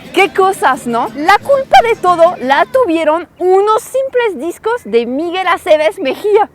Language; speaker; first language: Spanish; non-native, fluent; French